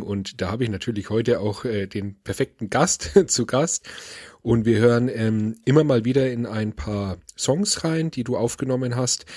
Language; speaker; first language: German; native; German